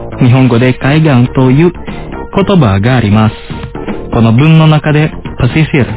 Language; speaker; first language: Japanese; non-native, fluent; Indonesian